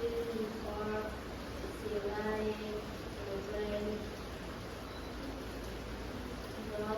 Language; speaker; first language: English; non-native, learner; Indonesian